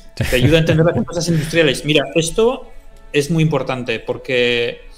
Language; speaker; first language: Spanish; early bilingual, other home language; French